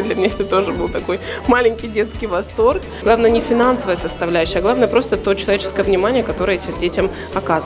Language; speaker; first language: Russian; native; Russian